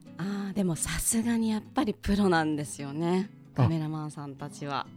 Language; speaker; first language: Japanese; native; Japanese